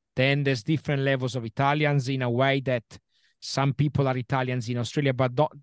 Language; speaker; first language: English; non-native, fluent; Italian